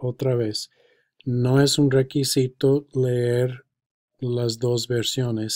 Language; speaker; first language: Spanish; non-native, fluent; English